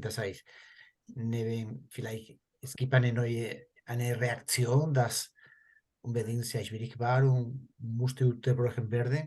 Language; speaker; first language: German; non-native, learner; Spanish